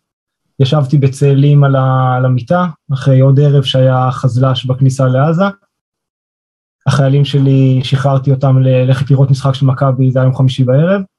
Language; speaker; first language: Hebrew; native; Hebrew